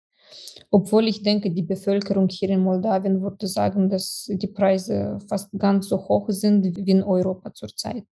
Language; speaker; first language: German; non-native, fluent; Romanian